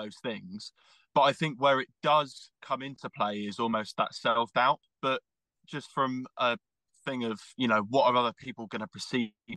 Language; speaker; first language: English; native; English